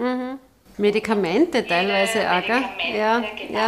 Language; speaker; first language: German; native; German